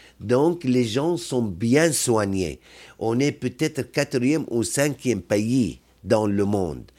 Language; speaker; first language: French; non-native, fluent; Arabic